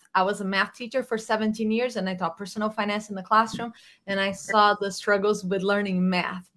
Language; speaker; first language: English; non-native, fluent; Portuguese